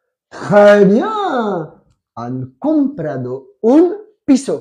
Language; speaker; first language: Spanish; non-native, fluent; French